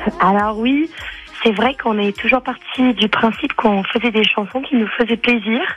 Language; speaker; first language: French; non-native, fluent; English